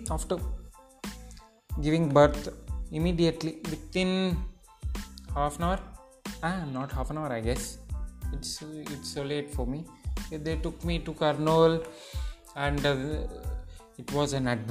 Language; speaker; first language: English; non-native, local second language; Telugu